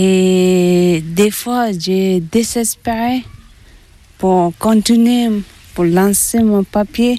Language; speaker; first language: French; non-native, learner; Tibetan